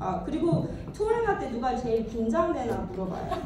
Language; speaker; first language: Korean; early bilingual, heritage; English